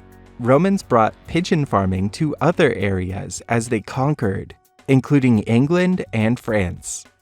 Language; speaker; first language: English; native; English